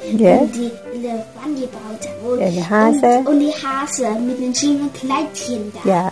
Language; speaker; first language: German; early bilingual, heritage; German